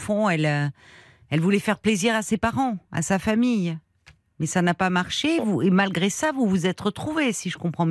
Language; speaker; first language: French; native; French